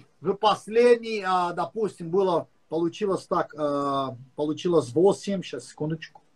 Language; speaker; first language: Russian; non-native, learner; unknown